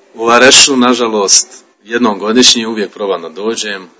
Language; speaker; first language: Serbian; early bilingual, heritage; Serbian